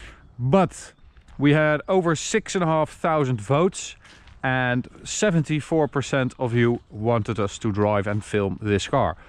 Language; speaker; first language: English; non-native, fluent; Dutch